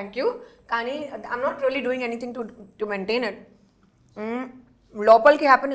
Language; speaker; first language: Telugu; non-native, learner; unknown